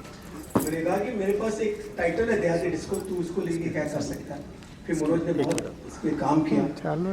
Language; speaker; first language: Hindi; native; Hindi